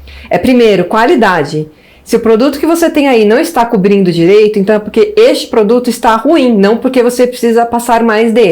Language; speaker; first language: Portuguese; native; Portuguese